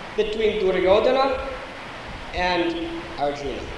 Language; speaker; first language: English; native; English